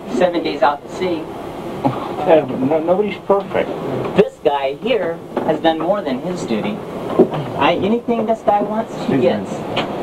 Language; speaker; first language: English; native; English